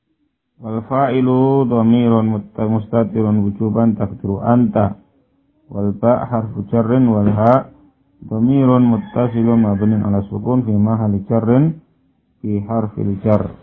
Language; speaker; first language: Arabic; non-native, fluent; Indonesian